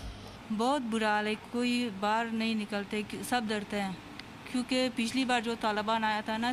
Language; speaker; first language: Hindi; non-native, learner; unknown